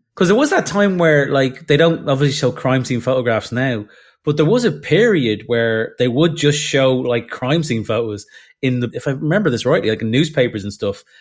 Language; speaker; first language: English; native; English